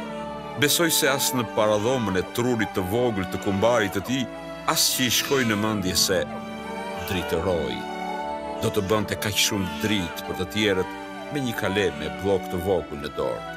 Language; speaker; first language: Albanian; native; Albanian